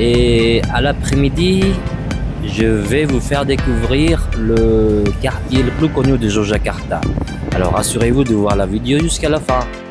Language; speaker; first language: French; non-native, fluent; Indonesian